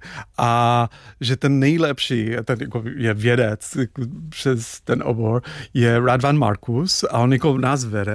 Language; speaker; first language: Czech; non-native, fluent; English